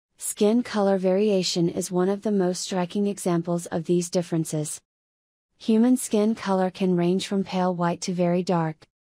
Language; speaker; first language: English; non-native, fluent; Finnish